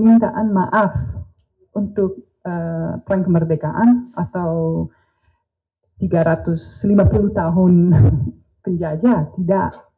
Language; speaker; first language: Indonesian; non-native, learner; Dutch